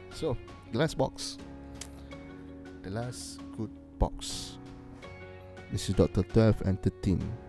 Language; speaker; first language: English; non-native, local second language; Malay